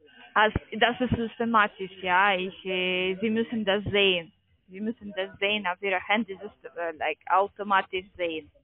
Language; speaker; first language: German; non-native, learner; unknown